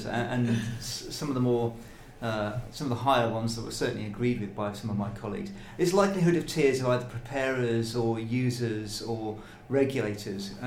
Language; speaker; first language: English; native; English